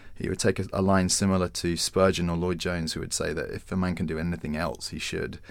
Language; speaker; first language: English; native; English